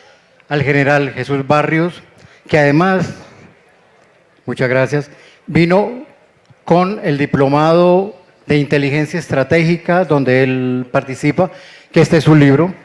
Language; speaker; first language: Spanish; native; Spanish